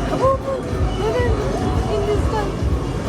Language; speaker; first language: Turkish; non-native, learner; Indonesian